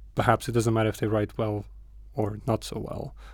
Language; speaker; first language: English; non-native, fluent; Portuguese